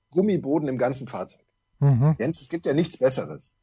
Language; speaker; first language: German; native; German